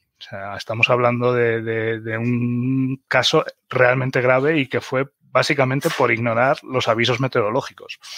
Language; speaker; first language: Spanish; early bilingual, other home language; German